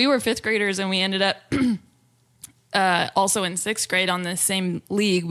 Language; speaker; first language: English; native; English